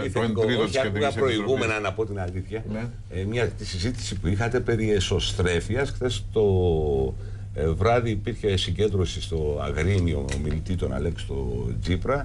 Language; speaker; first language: Greek; native; Greek